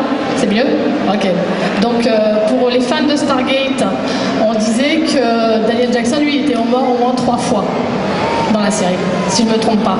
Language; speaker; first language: French; native; French